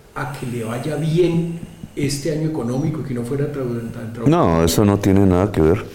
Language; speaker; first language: Spanish; native; Spanish